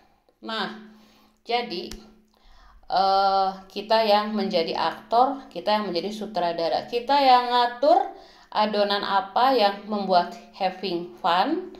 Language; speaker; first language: Indonesian; native; Indonesian